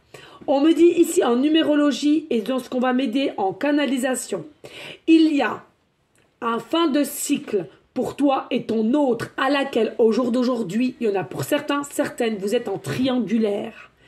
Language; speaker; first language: French; native; French